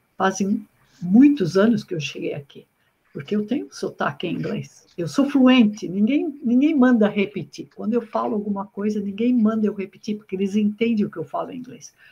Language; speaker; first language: Portuguese; native; Portuguese